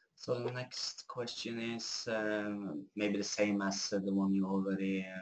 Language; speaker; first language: English; non-native, fluent; Norwegian